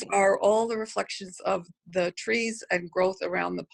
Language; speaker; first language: English; native; English